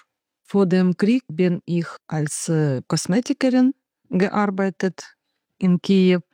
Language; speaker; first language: German; non-native, learner; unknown